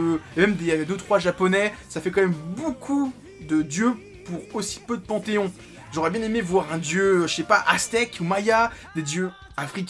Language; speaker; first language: French; native; French